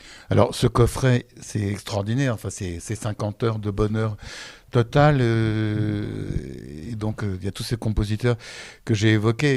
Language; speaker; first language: French; native; French